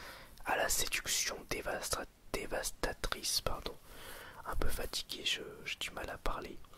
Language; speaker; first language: French; native; French